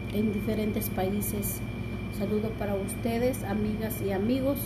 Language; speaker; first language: Spanish; non-native, local second language; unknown